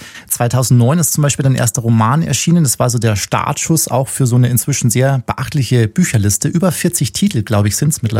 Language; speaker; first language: German; native; German